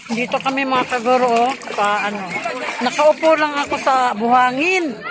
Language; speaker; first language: Filipino; native; Filipino